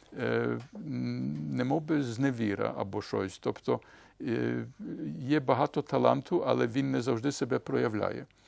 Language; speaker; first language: Ukrainian; early bilingual, heritage; Ukrainian